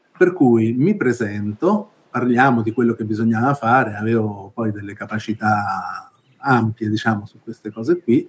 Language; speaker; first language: Italian; early bilingual, other home language; Spanish